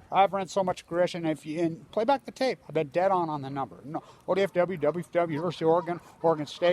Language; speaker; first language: English; native; English